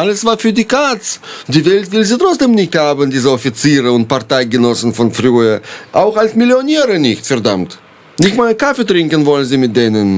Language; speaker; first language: German; non-native, fluent; Russian